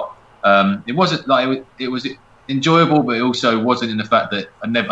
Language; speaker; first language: English; native; English